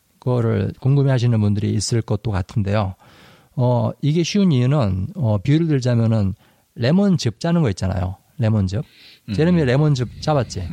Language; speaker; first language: Korean; native; Korean